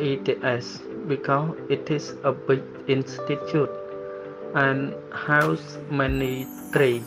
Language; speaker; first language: English; non-native, learner; Khmer